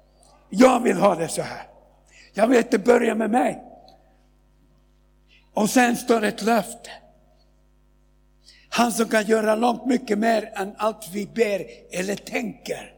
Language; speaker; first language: Swedish; non-native, fluent; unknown